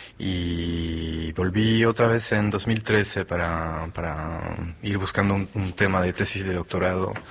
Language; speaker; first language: Spanish; non-native, fluent; French